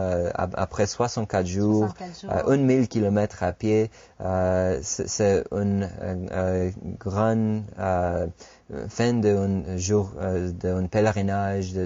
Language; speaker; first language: French; non-native, fluent; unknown